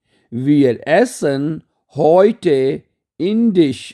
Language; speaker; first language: German; non-native, fluent; Urdu